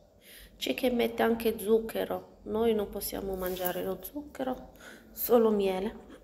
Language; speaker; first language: Italian; non-native, learner; Arabic